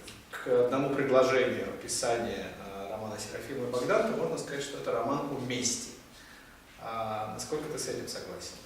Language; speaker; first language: Russian; native; Russian